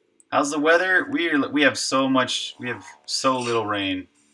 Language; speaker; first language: English; native; English